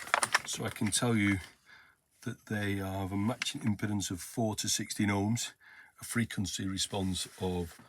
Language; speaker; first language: English; native; English